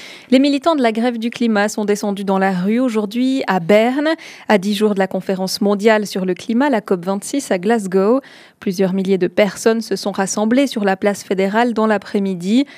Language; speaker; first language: French; native; French